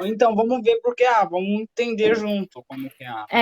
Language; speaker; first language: Portuguese; native; Portuguese